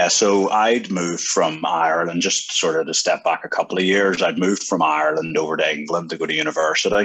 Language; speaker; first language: English; native; English